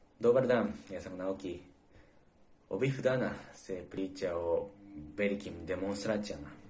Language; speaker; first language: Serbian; non-native, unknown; Japanese